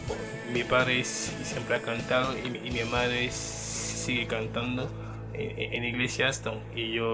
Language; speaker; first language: Spanish; non-native, fluent; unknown